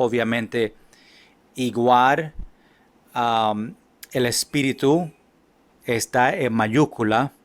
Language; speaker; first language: Spanish; non-native, fluent; English